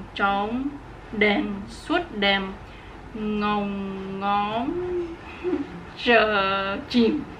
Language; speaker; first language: Vietnamese; non-native, learner; English